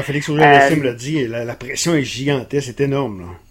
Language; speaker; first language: French; native; French